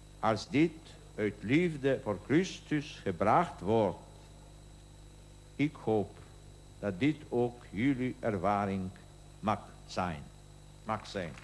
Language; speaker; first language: Dutch; non-native, learner; Polish